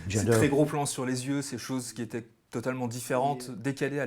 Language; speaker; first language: French; native; French